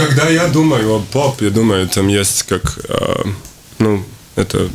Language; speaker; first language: Russian; non-native, local second language; Latvian